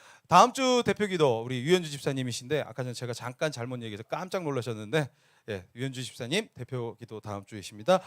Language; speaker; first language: Korean; native; Korean